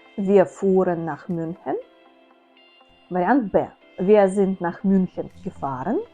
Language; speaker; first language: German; non-native, fluent; Ukrainian